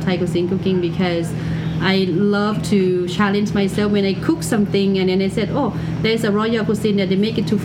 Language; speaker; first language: English; non-native, learner; Thai